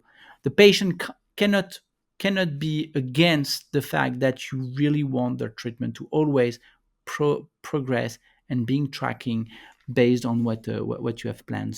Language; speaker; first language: English; non-native, fluent; French